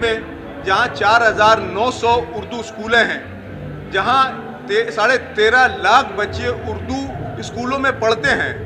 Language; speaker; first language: Hindi; native; Hindi